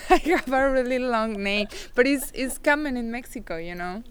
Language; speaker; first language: English; non-native, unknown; Spanish